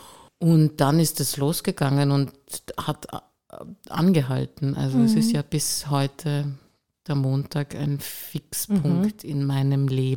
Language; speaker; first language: German; native; German